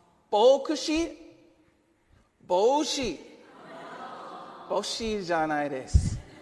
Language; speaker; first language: Japanese; non-native, learner; English